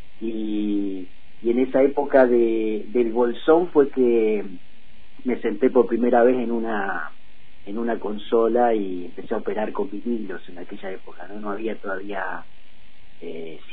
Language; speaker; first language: Spanish; native; Spanish